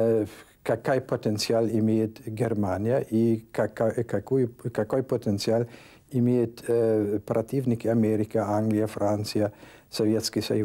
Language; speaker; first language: Russian; non-native, fluent; German